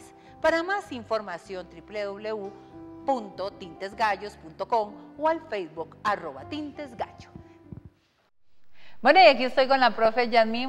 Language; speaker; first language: Spanish; native; Spanish